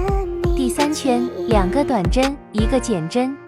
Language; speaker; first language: Chinese; native; Chinese